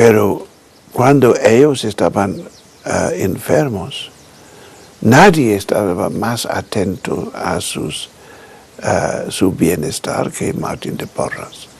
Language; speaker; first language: Spanish; non-native, fluent; English